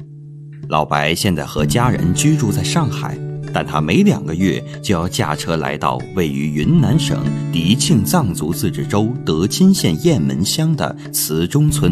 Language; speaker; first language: Chinese; native; Chinese